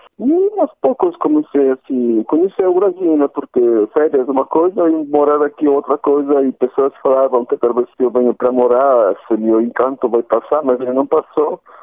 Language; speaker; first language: Portuguese; non-native, fluent; Polish